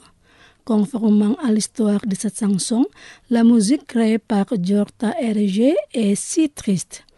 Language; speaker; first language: French; non-native, fluent; Indonesian